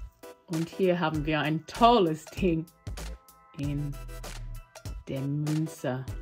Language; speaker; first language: German; non-native, learner; English